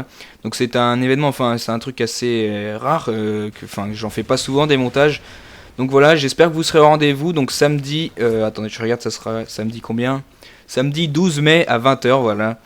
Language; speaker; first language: French; native; French